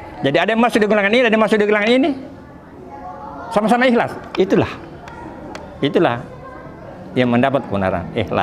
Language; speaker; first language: Indonesian; native; Indonesian